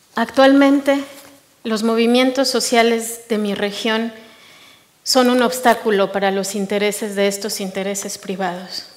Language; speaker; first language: Spanish; native; Spanish